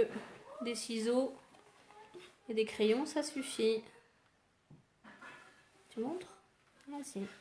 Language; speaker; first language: French; native; French